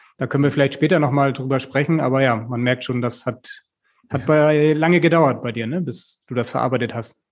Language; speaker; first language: German; native; German